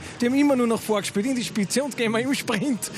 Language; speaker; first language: German; native; German